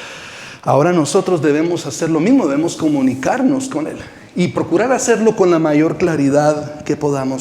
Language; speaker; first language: Spanish; native; Spanish